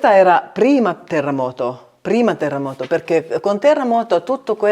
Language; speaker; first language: Italian; non-native, learner; Finnish